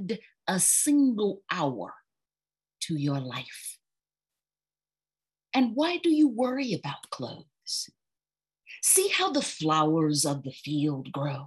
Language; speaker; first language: English; native; English